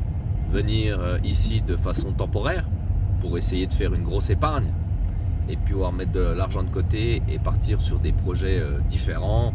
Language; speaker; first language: French; native; French